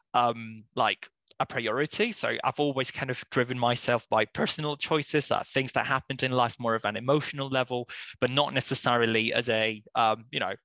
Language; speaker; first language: English; non-native, fluent; Spanish